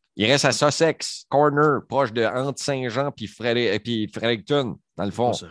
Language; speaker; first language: French; native; French